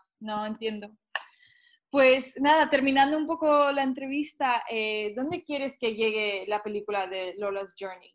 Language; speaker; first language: Spanish; early bilingual, heritage; Spanish